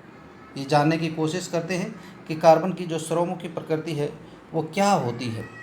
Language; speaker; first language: Hindi; native; Hindi